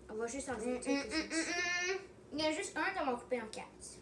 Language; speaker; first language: French; non-native, local second language; English